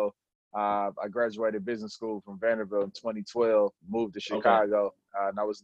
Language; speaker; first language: English; native; English